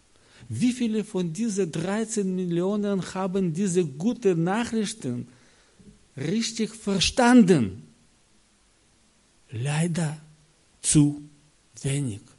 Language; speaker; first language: German; non-native, learner; Russian